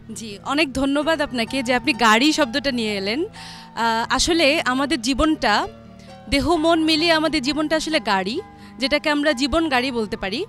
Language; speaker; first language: Bangla; native; Bangla